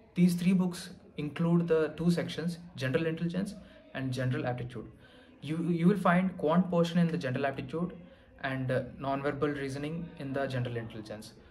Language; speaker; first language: English; non-native, local second language; Telugu